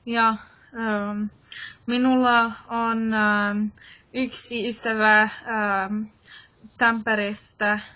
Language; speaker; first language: Finnish; non-native, learner; English